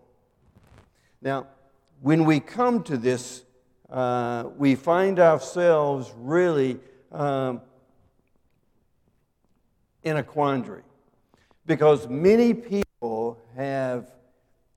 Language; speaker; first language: English; native; English